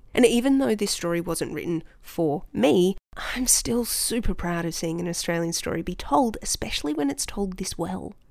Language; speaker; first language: English; native; English